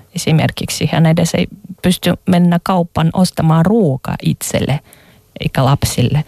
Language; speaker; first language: Finnish; non-native, fluent; Russian